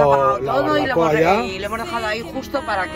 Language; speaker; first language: Spanish; native; Spanish